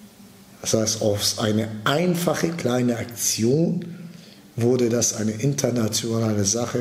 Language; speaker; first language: German; early bilingual, other home language; Turkish